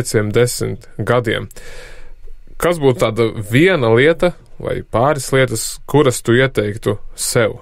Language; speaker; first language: Latvian; native; Latvian